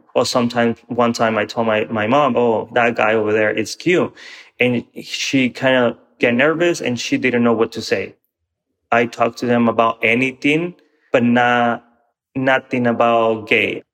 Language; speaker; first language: English; non-native, fluent; Spanish